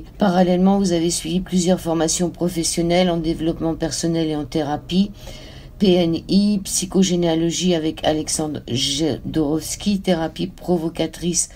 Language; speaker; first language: French; native; French